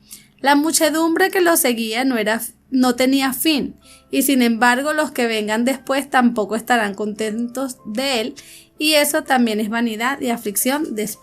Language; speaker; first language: Spanish; native; Spanish